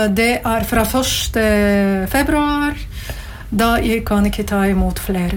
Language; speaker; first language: Norwegian; non-native, learner; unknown